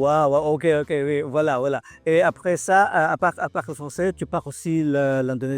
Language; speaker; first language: French; non-native, fluent; Filipino